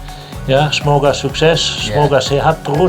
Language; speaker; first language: Indonesian; non-native, fluent; Dutch